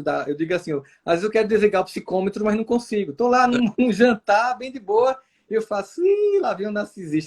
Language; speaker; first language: Portuguese; native; Portuguese